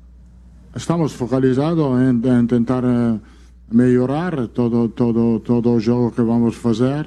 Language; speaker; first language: Portuguese; non-native, learner; Italian